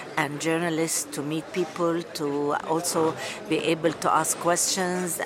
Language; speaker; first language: English; non-native, fluent; Arabic